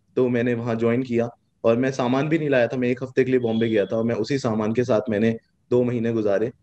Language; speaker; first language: Hindi; native; Hindi